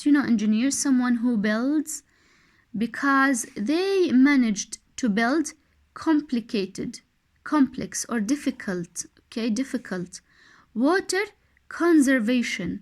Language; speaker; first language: English; non-native, fluent; Arabic